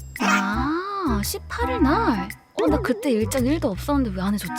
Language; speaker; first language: Korean; native; Korean